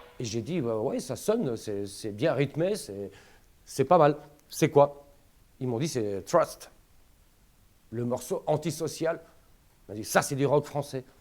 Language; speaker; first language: French; non-native, fluent; Romanian